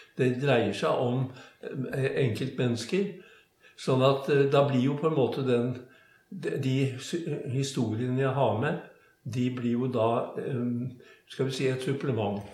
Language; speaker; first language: Norwegian; native; Norwegian